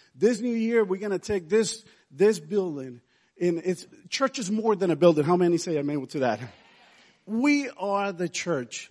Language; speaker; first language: English; non-native, fluent; Spanish